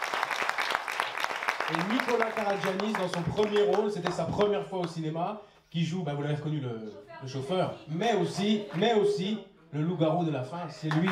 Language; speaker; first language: French; native; French